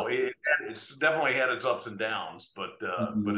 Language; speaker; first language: English; native; English